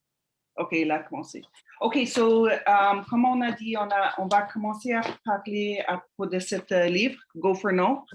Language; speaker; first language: French; non-native, fluent; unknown